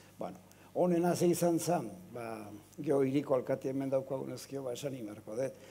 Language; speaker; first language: Basque; native; Basque